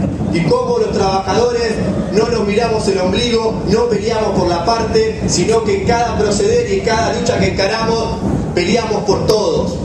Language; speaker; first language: Spanish; native; Spanish